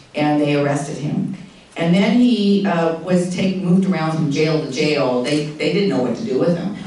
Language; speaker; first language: English; native; English